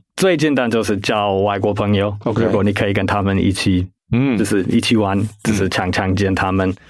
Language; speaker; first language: Chinese; non-native, fluent; English